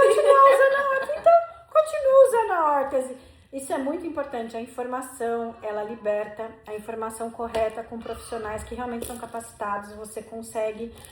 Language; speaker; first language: Portuguese; native; Portuguese